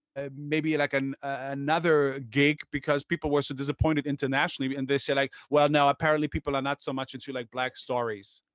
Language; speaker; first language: English; non-native, fluent; German